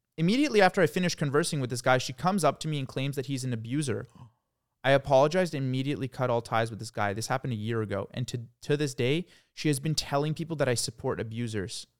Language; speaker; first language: English; early bilingual, other home language; Croatian